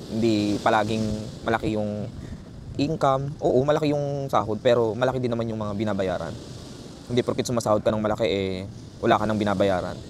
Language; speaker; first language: Filipino; native; Filipino